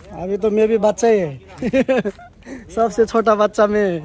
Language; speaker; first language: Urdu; non-native, learner; Nepali